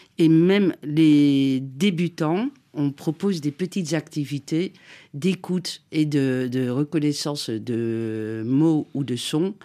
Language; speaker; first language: French; non-native, fluent; Dutch